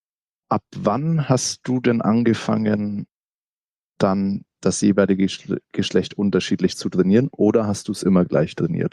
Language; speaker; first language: German; native; German